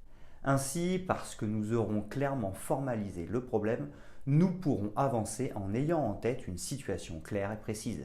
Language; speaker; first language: French; native; French